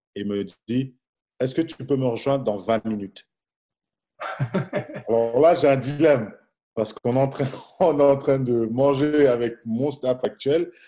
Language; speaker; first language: French; non-native, local second language; Lingala